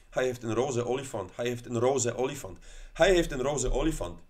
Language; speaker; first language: Dutch; non-native, learner; Polish